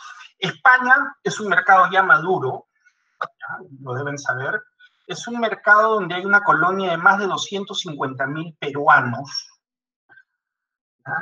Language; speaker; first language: Spanish; native; Spanish